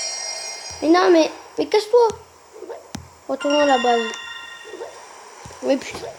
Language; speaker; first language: French; native; French